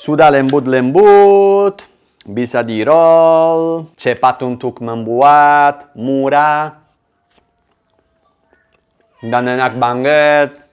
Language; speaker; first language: Indonesian; non-native, learner; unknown